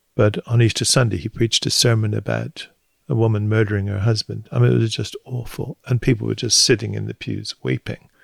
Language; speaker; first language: English; native; English